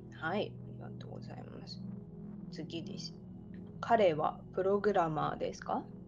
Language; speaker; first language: Japanese; native; Japanese